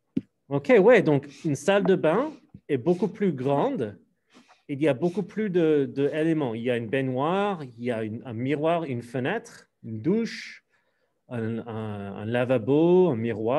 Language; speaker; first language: French; non-native, fluent; English